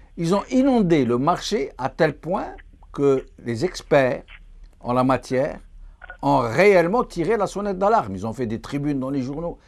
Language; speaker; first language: French; non-native, local second language; Arabic